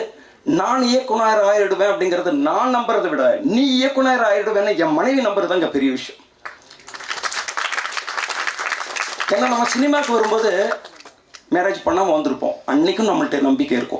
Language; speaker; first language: Tamil; native; Tamil